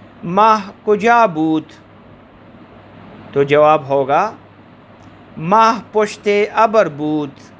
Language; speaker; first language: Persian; non-native, fluent; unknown